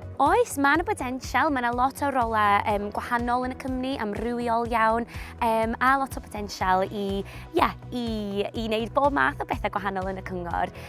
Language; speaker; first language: Welsh; non-native, local second language; English